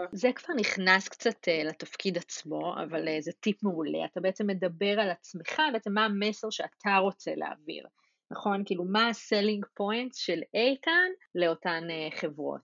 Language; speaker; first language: Hebrew; native; Hebrew